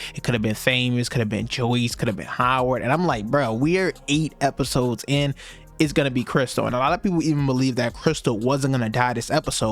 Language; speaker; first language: English; native; English